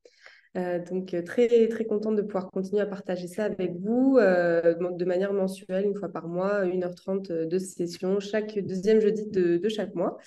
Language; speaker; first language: French; native; French